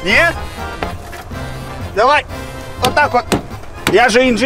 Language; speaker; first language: Russian; native; Russian